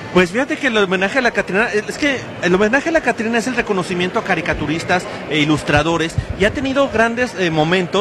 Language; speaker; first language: Spanish; native; Spanish